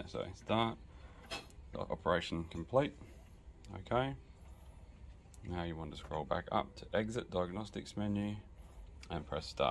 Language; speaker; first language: English; native; English